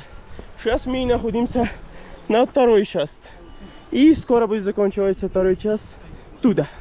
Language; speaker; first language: Russian; non-native, learner; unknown